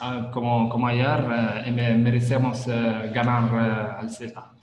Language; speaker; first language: Spanish; non-native, learner; Italian